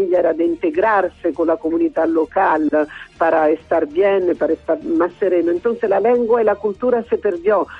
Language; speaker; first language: Spanish; non-native, learner; Italian